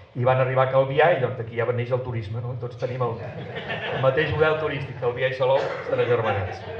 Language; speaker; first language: Catalan; native; Catalan